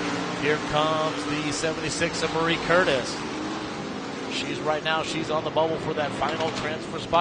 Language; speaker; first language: English; native; English